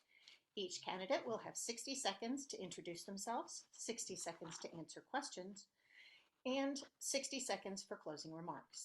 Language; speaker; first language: English; native; English